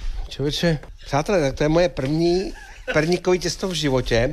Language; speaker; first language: Czech; native; Czech